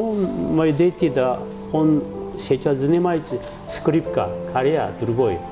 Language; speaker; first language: Russian; non-native, learner; Korean